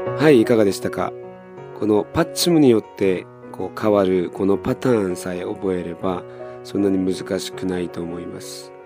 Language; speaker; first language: Japanese; non-native, fluent; Korean